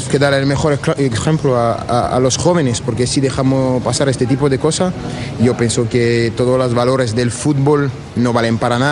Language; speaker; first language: Spanish; non-native, fluent; French